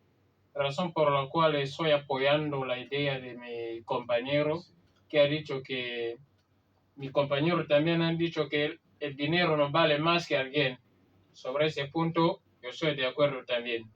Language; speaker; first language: Spanish; non-native, learner; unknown